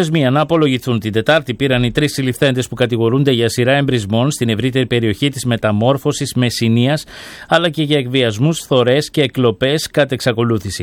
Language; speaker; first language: Greek; native; Greek